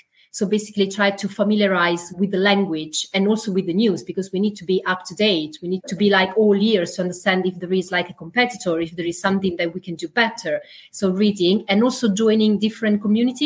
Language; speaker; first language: English; non-native, fluent; Italian